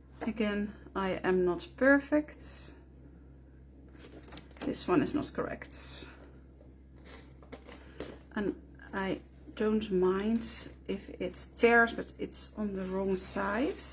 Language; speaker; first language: English; non-native, fluent; Dutch